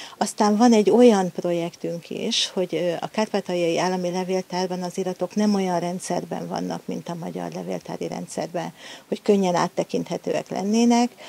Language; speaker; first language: Hungarian; native; Hungarian